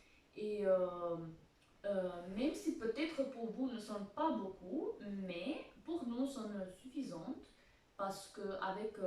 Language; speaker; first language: French; non-native, fluent; Albanian